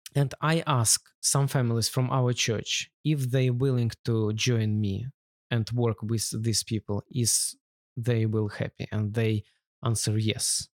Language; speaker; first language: English; non-native, learner; Ukrainian